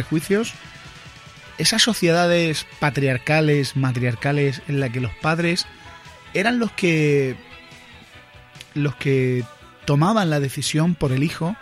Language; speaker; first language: Spanish; native; Spanish